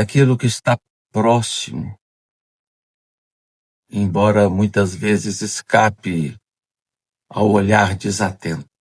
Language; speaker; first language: Portuguese; native; Portuguese